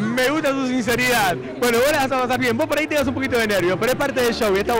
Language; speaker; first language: Spanish; native; Spanish